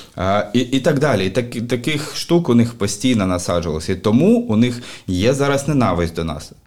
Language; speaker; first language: Ukrainian; native; Ukrainian